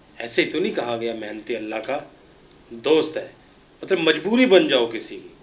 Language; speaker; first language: Urdu; native; Urdu